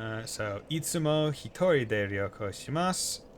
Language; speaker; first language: Japanese; non-native, learner; English